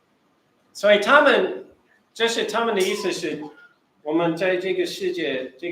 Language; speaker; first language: Chinese; early bilingual, heritage; Chinese